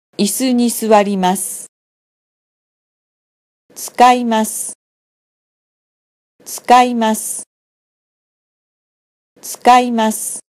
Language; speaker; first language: Japanese; non-native, fluent; Vietnamese